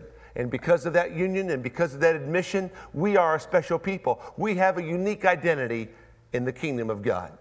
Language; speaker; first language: English; native; English